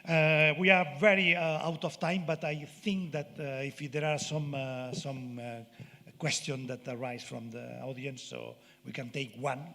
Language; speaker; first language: English; non-native, fluent; Catalan